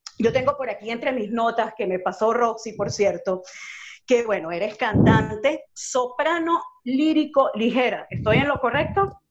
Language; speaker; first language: Spanish; native; Spanish